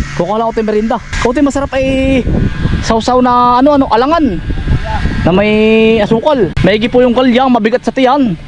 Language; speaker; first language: Filipino; native; Filipino